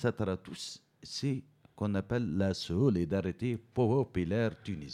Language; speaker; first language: French; non-native, learner; Berber languages